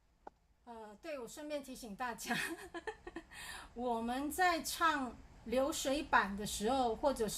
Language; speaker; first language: Chinese; native; Chinese